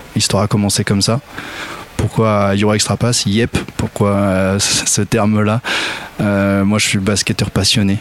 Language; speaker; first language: French; native; French